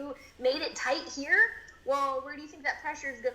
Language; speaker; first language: English; native; English